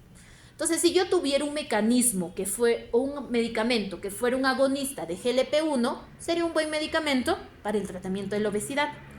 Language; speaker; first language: Spanish; native; Spanish